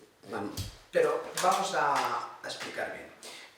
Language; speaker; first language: Spanish; native; Spanish